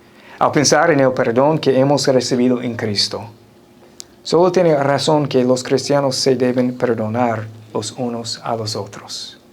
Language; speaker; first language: Spanish; non-native, fluent; English